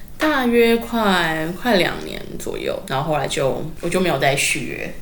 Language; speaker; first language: Chinese; native; Chinese